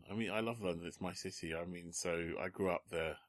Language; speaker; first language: English; native; English